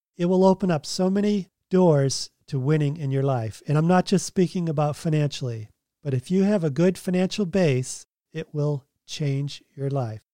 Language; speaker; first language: English; native; English